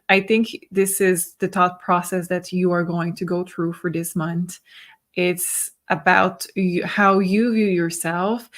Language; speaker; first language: English; non-native, fluent; French